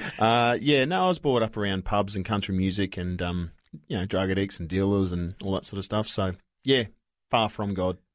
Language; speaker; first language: English; native; English